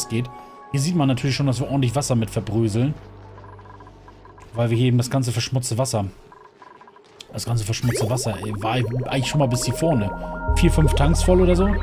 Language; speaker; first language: German; native; German